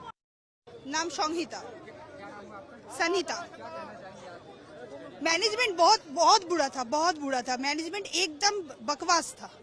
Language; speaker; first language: Hindi; non-native, local second language; Bangla